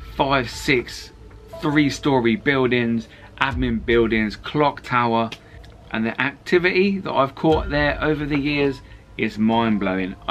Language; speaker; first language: English; native; English